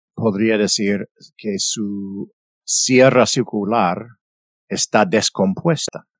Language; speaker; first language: Spanish; non-native, fluent; English